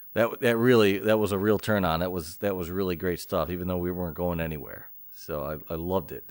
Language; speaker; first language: English; native; English